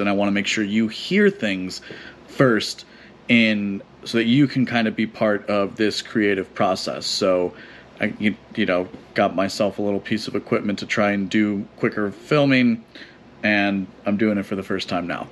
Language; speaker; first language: English; native; English